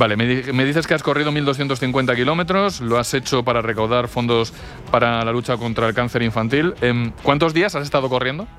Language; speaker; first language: Spanish; native; Spanish